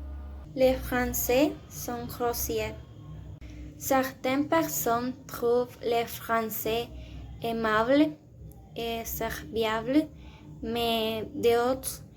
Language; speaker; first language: French; non-native, learner; Spanish